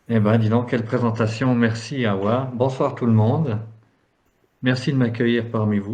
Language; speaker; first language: French; native; French